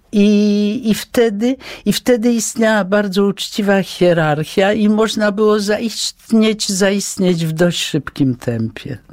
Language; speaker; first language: Polish; early bilingual, heritage; Polish